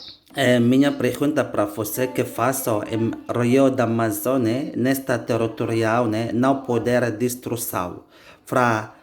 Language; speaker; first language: Portuguese; non-native, learner; Indonesian